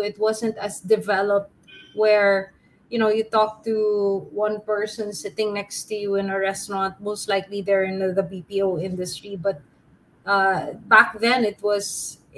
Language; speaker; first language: English; non-native, local second language; Filipino